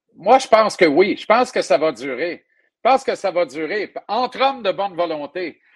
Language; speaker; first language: French; native; French